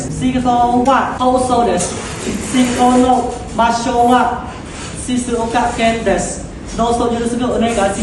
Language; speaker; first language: Japanese; non-native, learner; Khmer